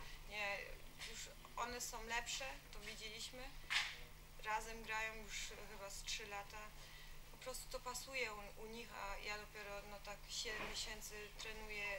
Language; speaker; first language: Polish; early bilingual, heritage; Polish